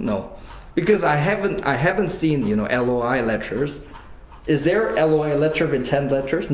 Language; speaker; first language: English; non-native, fluent; Korean